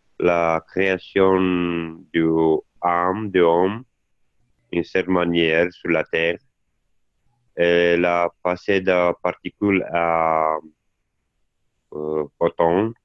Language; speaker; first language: French; non-native, learner; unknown